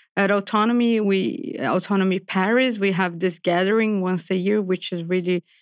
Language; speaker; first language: English; non-native, fluent; Portuguese